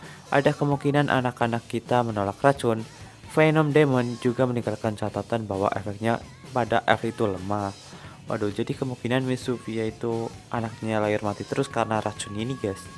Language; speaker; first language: Indonesian; native; Indonesian